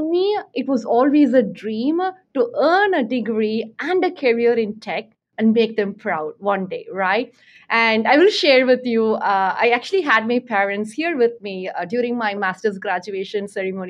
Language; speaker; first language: English; non-native, local second language; Tamil